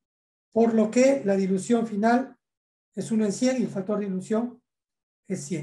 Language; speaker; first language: Spanish; native; Spanish